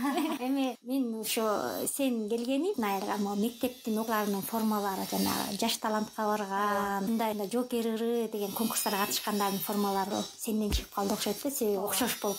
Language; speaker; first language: Kyrgyz; native; Kyrgyz